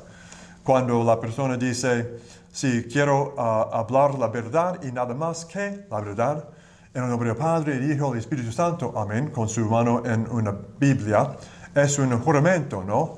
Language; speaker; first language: Spanish; non-native, learner; English